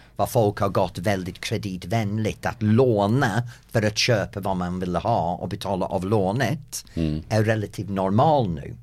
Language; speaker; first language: Swedish; non-native, fluent; English